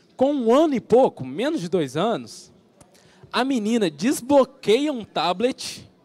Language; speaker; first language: Portuguese; native; Portuguese